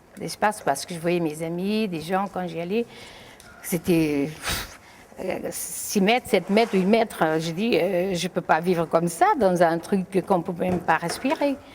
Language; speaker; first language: French; non-native, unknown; Portuguese